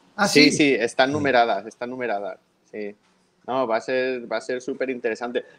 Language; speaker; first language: Spanish; native; Spanish